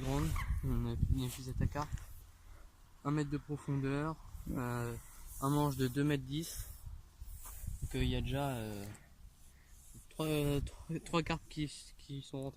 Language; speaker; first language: French; native; French